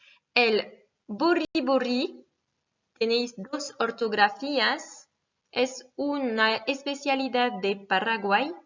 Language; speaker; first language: Spanish; non-native, fluent; French